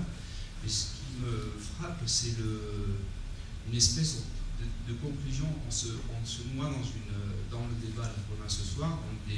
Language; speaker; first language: French; native; French